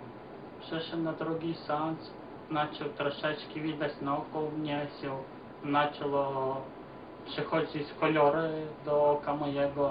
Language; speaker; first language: Polish; non-native, learner; Ukrainian